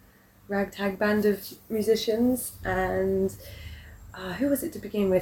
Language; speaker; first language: English; native; English